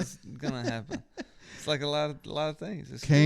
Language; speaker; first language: English; native; English